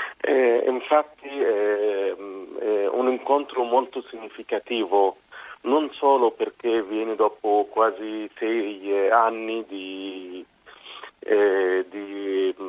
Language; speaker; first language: Italian; non-native, fluent; Arabic